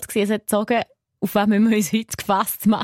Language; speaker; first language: German; native; German